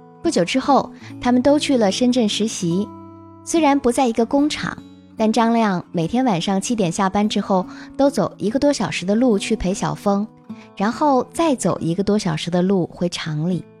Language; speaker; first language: Chinese; native; Chinese